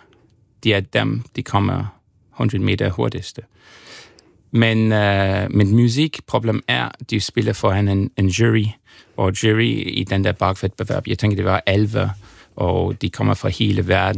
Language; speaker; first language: Danish; non-native, learner; English